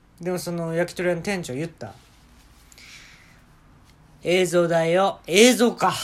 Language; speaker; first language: Japanese; native; Japanese